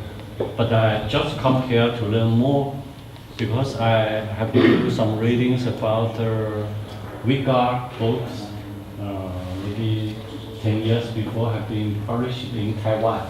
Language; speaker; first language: English; non-native, learner; Chinese